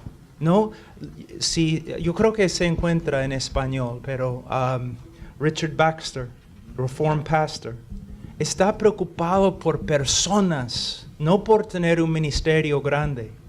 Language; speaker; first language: Spanish; non-native, fluent; English